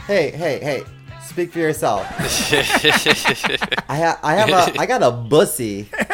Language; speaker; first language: English; native; English